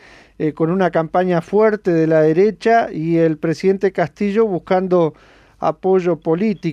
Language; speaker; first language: Spanish; native; Spanish